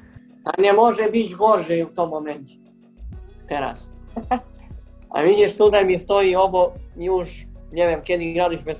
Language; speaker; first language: Polish; non-native, learner; Serbian